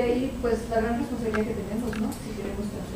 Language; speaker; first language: Spanish; native; Spanish